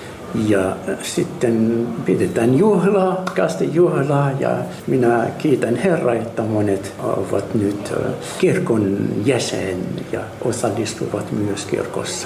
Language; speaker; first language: Finnish; non-native, fluent; Arabic